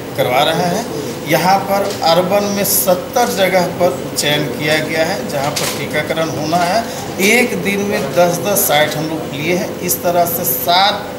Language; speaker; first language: Hindi; native; Hindi